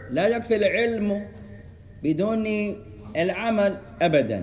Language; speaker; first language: Arabic; non-native, fluent; English